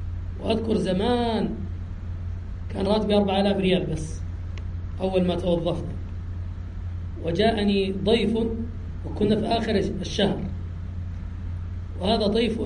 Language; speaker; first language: Arabic; native; Arabic